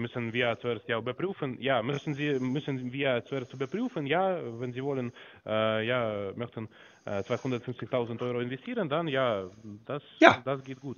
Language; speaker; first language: German; non-native, learner; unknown